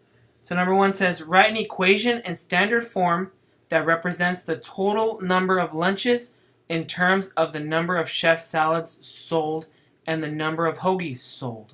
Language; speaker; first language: English; native; English